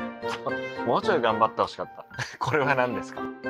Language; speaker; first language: Japanese; native; Japanese